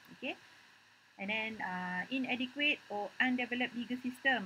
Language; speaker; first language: English; non-native, local second language; Malay